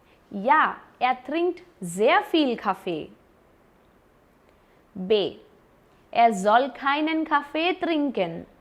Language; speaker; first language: German; non-native, fluent; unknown